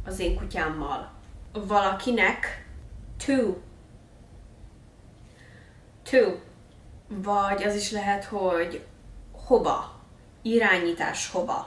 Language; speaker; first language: Hungarian; early bilingual, heritage; Hungarian